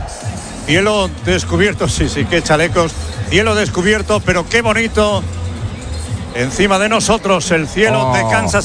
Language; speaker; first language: Spanish; native; Spanish